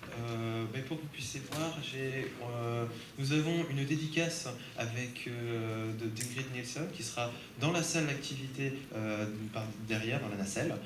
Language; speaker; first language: French; native; French